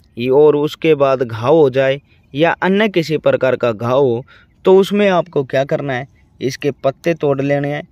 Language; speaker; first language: Hindi; native; Hindi